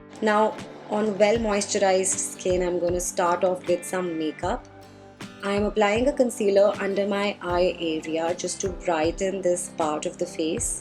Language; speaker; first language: English; non-native, local second language; Hindi